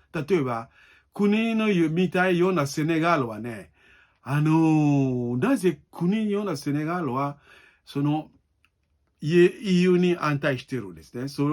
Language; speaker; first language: Japanese; non-native, learner; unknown